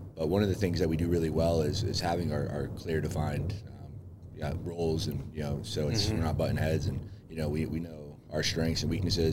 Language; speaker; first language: English; native; English